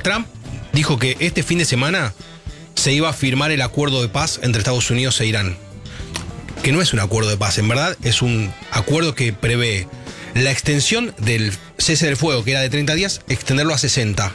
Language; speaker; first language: Spanish; native; Spanish